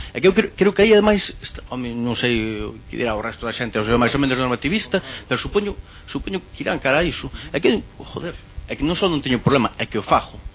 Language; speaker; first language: Galician; native; Galician